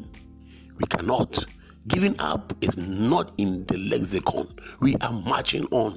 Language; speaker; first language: English; non-native, local second language; Akan